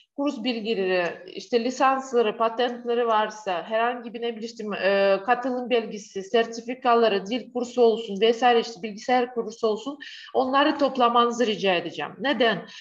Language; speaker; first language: Turkish; non-native, fluent; Russian